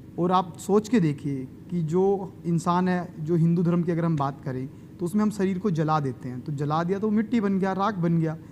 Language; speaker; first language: Hindi; native; Hindi